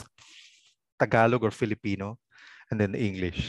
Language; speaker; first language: English; non-native, local second language; Pangasinan